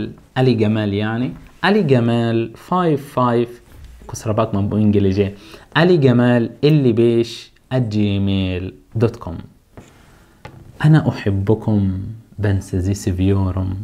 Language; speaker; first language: Turkish; non-native, fluent; Arabic